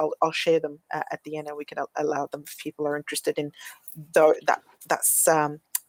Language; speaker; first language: English; native; English